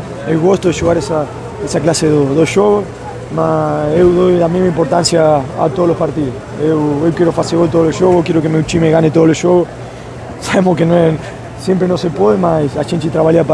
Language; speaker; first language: Portuguese; non-native, learner; Spanish